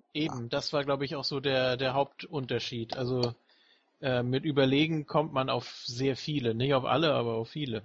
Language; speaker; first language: German; native; German